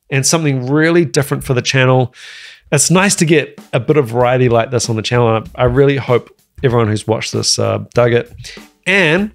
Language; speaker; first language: English; native; English